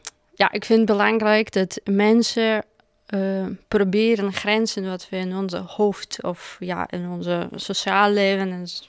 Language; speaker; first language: Dutch; non-native, fluent; Russian